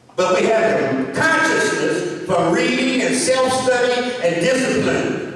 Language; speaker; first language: English; native; English